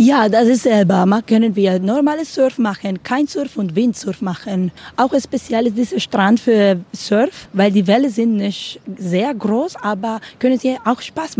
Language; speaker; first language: German; non-native, learner; Spanish